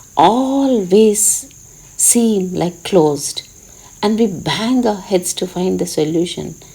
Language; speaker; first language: English; non-native, local second language; Telugu